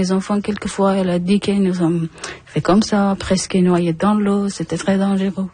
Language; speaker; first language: French; non-native, learner; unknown